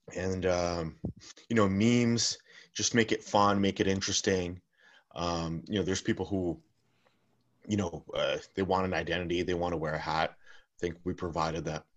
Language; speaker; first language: English; early bilingual, other home language; Russian